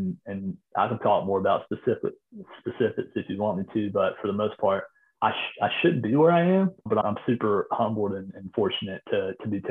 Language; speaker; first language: English; native; English